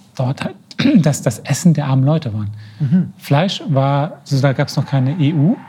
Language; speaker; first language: German; native; German